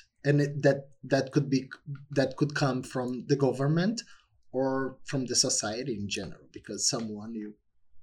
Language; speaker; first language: English; non-native, fluent; Portuguese